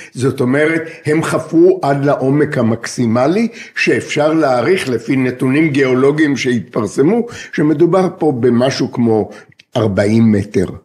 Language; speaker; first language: Hebrew; native; Hebrew